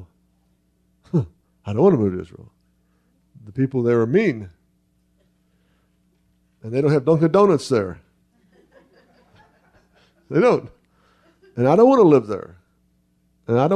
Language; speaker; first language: English; native; English